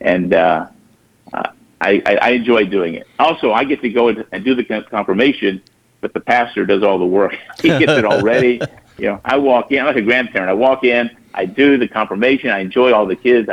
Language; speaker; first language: English; native; English